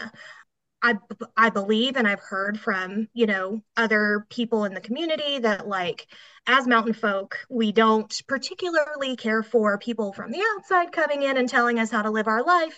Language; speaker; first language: English; native; English